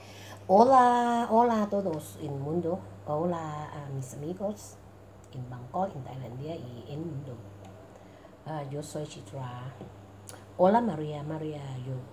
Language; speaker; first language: Spanish; non-native, learner; Thai